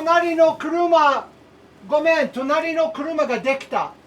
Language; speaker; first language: Japanese; non-native, learner; English